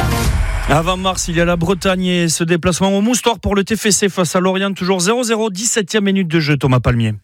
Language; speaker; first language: French; native; French